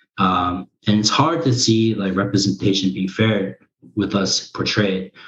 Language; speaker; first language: English; early bilingual, other home language; Korean